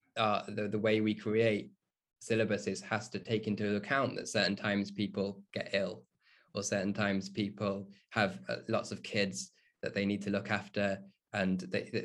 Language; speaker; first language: English; native; English